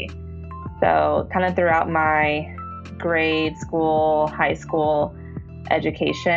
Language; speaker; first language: English; native; English